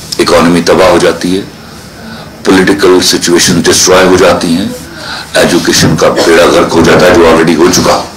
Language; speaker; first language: Urdu; non-native, local second language; Punjabi